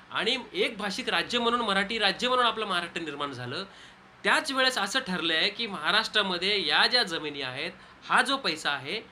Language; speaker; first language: Marathi; native; Marathi